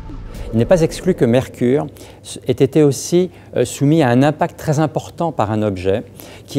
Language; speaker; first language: French; native; French